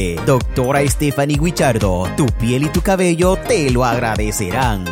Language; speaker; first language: Spanish; native; Spanish